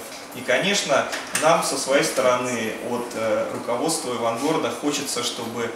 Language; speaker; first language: Russian; native; Russian